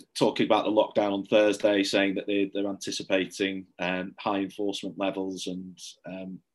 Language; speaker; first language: English; native; English